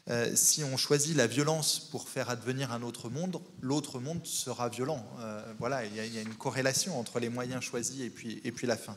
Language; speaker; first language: French; native; French